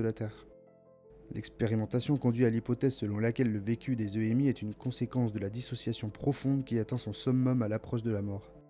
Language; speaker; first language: French; native; French